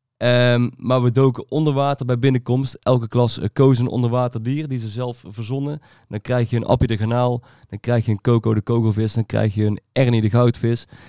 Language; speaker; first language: Dutch; native; Dutch